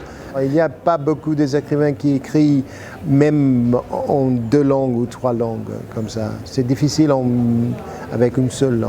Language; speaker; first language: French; non-native, fluent; English